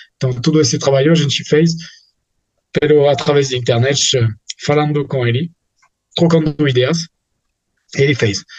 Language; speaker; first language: Portuguese; non-native, fluent; French